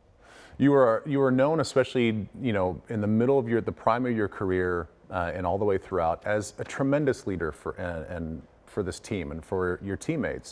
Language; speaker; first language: English; native; English